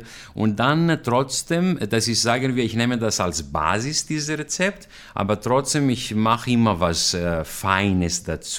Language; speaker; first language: German; non-native, fluent; Greek